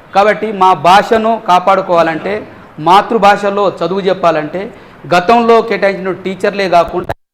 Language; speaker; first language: Telugu; non-native, local second language; Lambadi